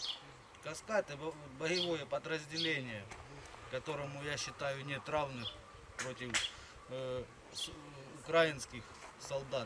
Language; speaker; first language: Russian; native; Russian